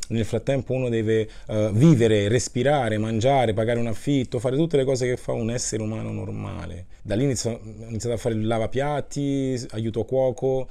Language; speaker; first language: Italian; early bilingual, other home language; Kabuverdianu